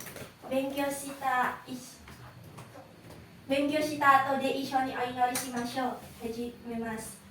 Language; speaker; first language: Japanese; non-native, learner; Indonesian